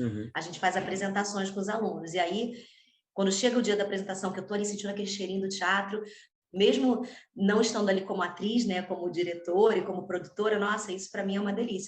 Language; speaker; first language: Portuguese; native; Portuguese